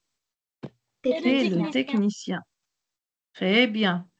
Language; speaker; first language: French; non-native, local second language; Arabic